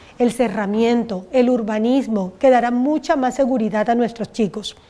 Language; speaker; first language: Spanish; native; Spanish